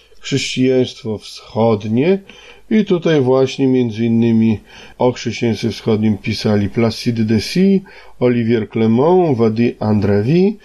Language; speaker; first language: Polish; native; Polish